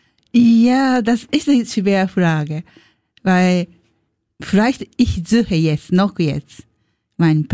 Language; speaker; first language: German; non-native, learner; Japanese